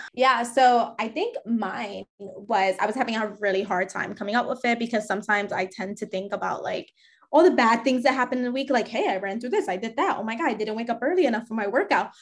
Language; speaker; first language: English; native; English